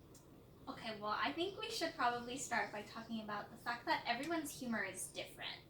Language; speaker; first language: English; native; English